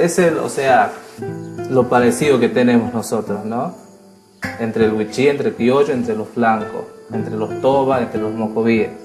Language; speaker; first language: Spanish; non-native, local second language; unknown